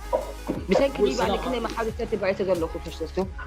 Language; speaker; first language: German; early bilingual, other home language; Tigrinya